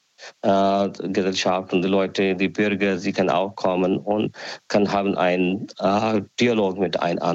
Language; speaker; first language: German; non-native, learner; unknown